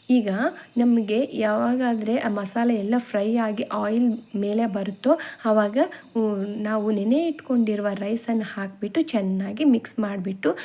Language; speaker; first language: Kannada; non-native, local second language; Telugu